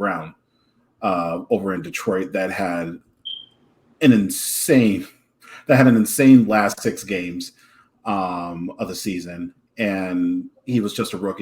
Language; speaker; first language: English; native; English